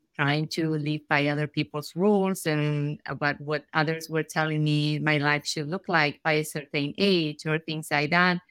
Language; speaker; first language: English; non-native, fluent; Spanish